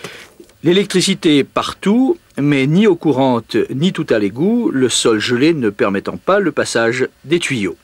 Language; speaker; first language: French; native; French